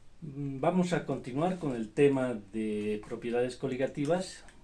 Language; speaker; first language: Spanish; native; Spanish